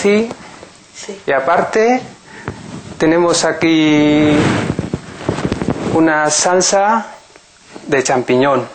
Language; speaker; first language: Spanish; non-native, learner; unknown